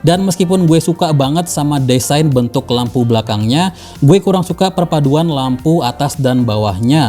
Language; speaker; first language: Indonesian; native; Indonesian